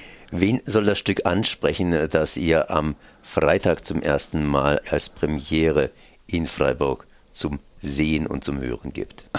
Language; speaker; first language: German; native; German